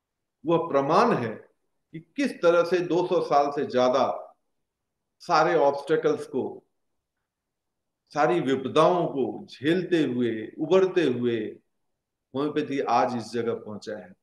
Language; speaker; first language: Hindi; native; Hindi